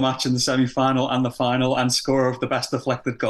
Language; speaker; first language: English; native; English